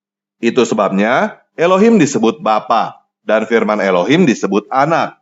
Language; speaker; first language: Indonesian; native; Indonesian